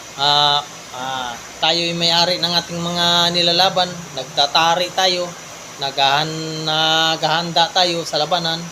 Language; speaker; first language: Filipino; non-native, local second language; Cebuano